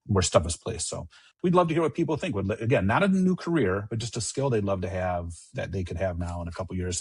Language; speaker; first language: English; native; English